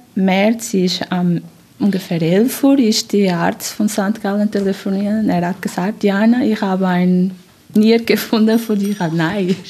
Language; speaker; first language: German; non-native, fluent; Portuguese